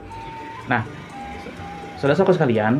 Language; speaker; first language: Indonesian; non-native, local second language; Sundanese